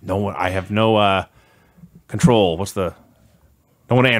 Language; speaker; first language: English; native; English